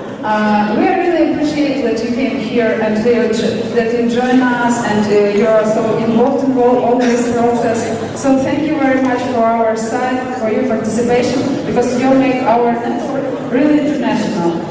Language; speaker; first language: English; non-native, fluent; Ukrainian